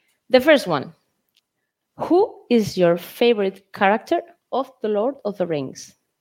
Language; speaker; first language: English; non-native, fluent; Spanish